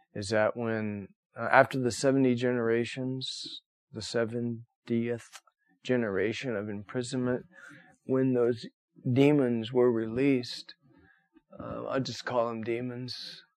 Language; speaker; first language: English; native; English